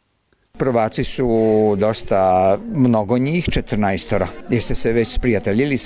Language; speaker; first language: Serbian; native; Serbian